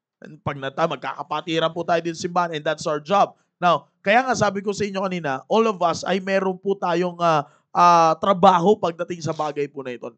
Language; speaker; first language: Filipino; native; Filipino